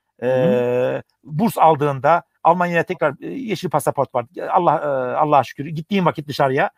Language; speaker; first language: Turkish; early bilingual, heritage; Turkish